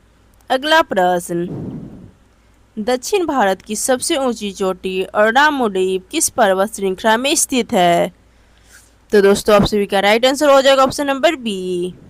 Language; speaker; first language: Hindi; native; Hindi